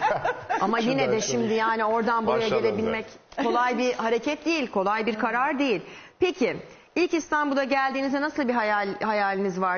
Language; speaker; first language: Turkish; native; Turkish